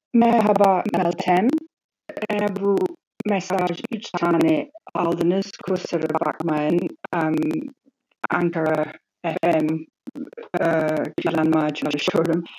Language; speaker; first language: Turkish; non-native, learner; English